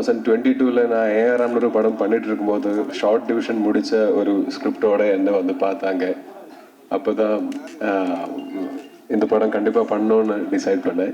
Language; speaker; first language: Tamil; non-native, learner; Malayalam